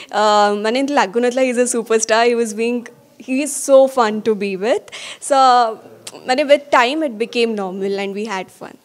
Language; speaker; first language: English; non-native, local second language; Odia